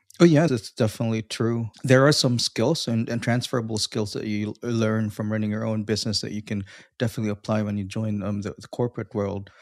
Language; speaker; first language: English; non-native, local second language; Filipino